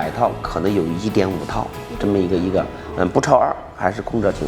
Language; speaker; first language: Chinese; native; Chinese